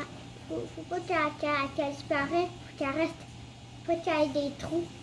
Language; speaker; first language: French; native; French